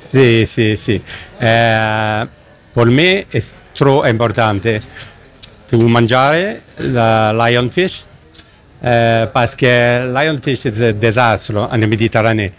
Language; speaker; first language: Italian; non-native, learner; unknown